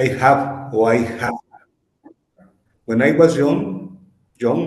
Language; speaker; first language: English; non-native, learner; Spanish